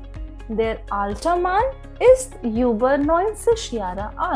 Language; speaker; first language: German; non-native, fluent; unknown